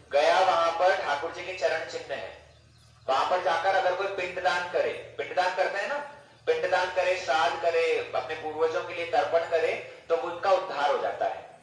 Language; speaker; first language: Hindi; non-native, fluent; English